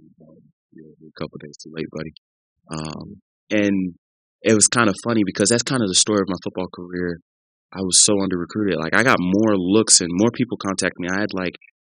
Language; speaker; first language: English; native; English